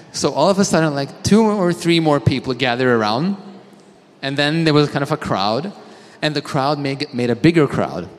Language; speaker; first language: English; non-native, fluent; Swedish